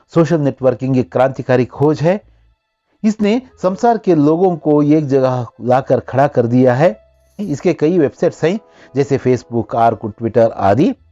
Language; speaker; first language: Hindi; non-native, local second language; Kannada